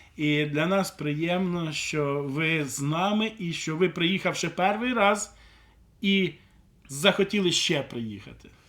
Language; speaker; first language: Ukrainian; native; Ukrainian